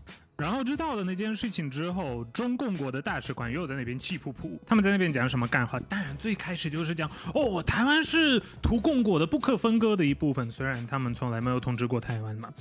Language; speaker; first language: Chinese; non-native, fluent; Polish